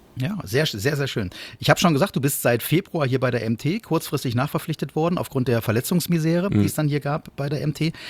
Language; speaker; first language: German; native; German